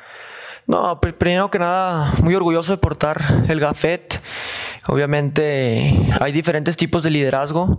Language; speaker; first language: Spanish; native; Spanish